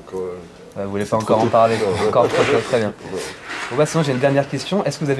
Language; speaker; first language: French; native; French